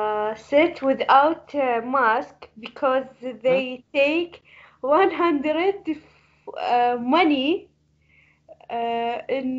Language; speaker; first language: English; non-native, learner; Arabic